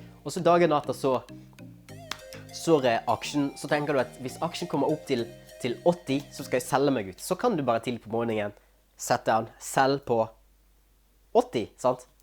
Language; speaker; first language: Norwegian; native; Norwegian